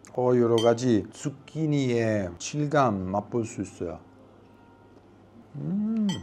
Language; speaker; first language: Korean; non-native, learner; Italian